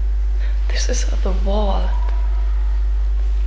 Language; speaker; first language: English; non-native, fluent; German